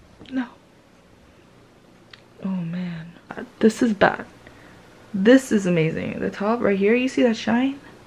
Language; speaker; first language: English; early bilingual, other home language; Korean